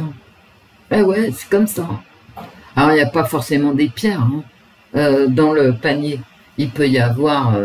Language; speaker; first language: French; native; French